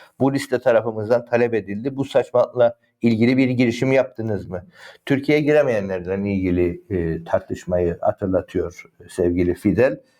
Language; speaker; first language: Turkish; native; Turkish